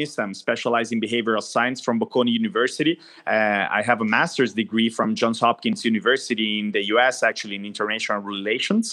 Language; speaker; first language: English; non-native, fluent; Italian